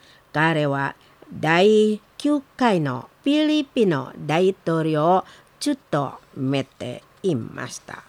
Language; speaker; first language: Japanese; non-native, learner; Indonesian